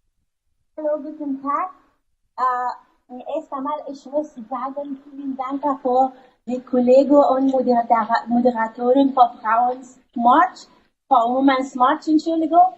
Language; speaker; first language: German; non-native, learner; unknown